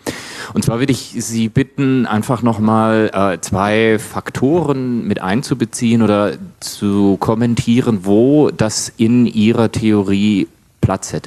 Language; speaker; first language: German; native; German